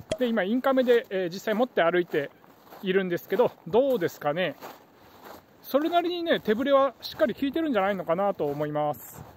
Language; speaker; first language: Japanese; native; Japanese